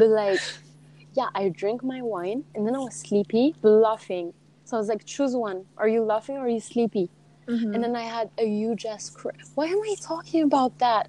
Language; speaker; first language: English; non-native, fluent; French